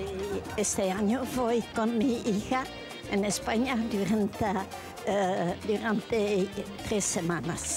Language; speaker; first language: Spanish; non-native, learner; Dutch